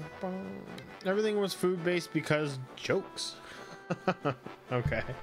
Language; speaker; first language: English; native; English